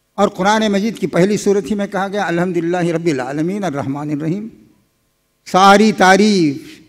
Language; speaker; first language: Urdu; native; Urdu